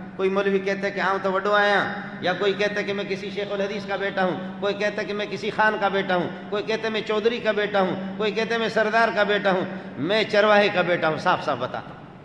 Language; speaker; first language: Urdu; non-native, local second language; Baluchi